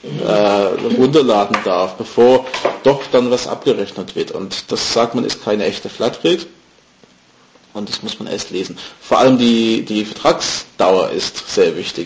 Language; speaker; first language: German; non-native, fluent; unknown